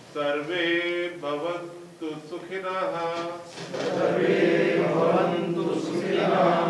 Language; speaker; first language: Hindi; native; Hindi